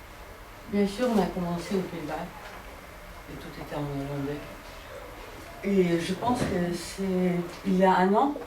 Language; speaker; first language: French; non-native, fluent; Dutch